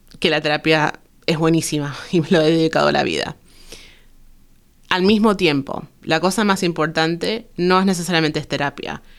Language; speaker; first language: Spanish; early bilingual, heritage; Spanish